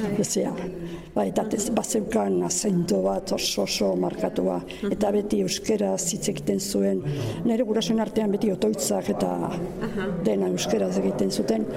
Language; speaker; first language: Basque; non-native, local second language; Spanish